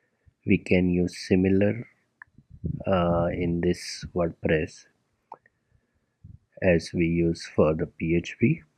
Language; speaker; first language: English; non-native, local second language; Gujarati